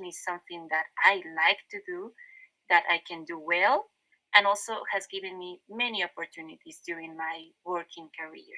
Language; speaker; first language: English; non-native, fluent; Spanish